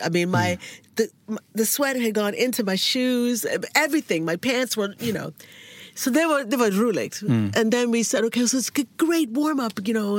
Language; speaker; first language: English; native; English